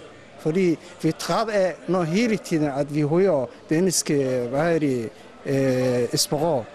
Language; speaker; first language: Danish; non-native, learner; Somali